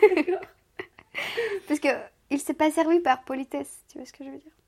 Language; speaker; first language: French; non-native, fluent; Romanian